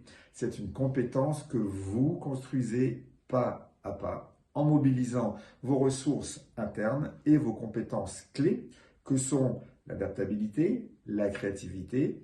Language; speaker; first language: French; native; French